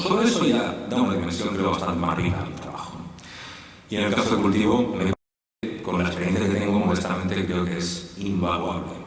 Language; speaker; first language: Spanish; native; Spanish